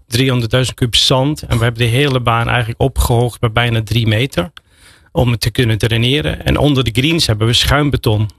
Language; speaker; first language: Dutch; non-native, fluent; English